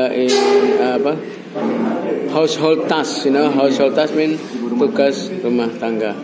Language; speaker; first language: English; non-native, fluent; Indonesian